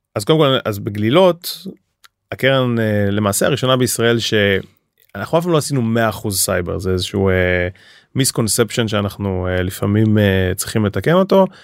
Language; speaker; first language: Hebrew; native; Hebrew